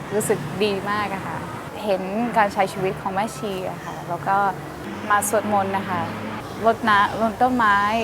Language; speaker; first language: Thai; non-native, fluent; Portuguese